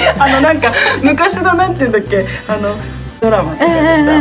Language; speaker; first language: Japanese; native; Japanese